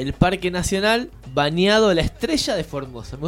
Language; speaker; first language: Spanish; native; Spanish